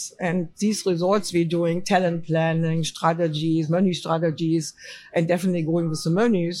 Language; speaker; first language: English; non-native, fluent; German